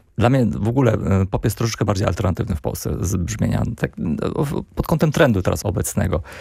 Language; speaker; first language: Polish; early bilingual, heritage; Polish